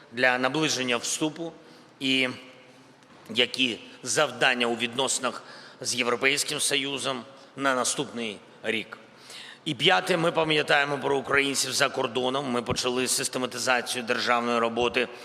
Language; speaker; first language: Ukrainian; non-native, local second language; Russian